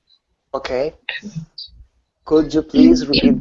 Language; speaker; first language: English; non-native, learner; Spanish